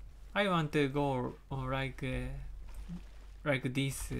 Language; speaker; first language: English; non-native, learner; Japanese